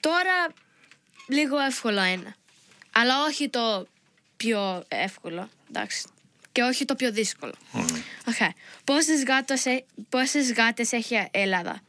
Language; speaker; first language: Greek; early bilingual, heritage; English